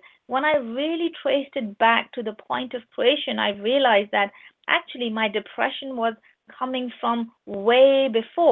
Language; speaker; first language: English; non-native, local second language; Urdu